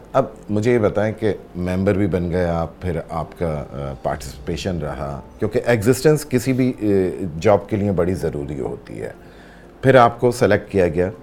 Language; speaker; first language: Urdu; native; Urdu